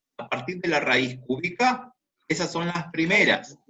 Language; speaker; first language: Spanish; native; Spanish